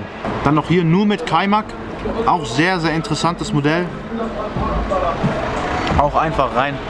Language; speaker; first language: German; native; German